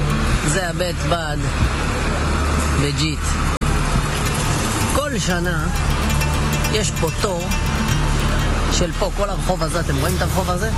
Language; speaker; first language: Hebrew; non-native, local second language; Arabic